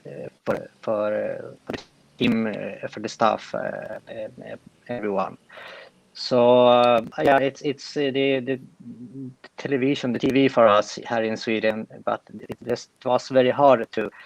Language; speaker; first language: English; non-native, fluent; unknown